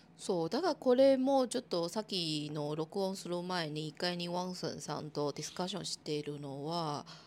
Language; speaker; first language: Japanese; non-native, fluent; Chinese